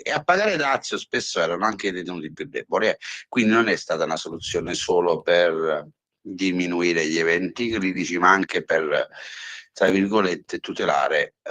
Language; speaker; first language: Italian; native; Italian